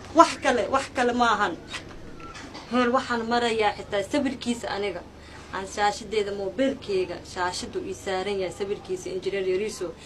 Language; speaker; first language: Somali; early bilingual, heritage; Somali